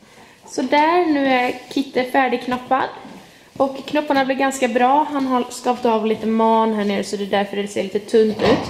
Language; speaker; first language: Swedish; native; Swedish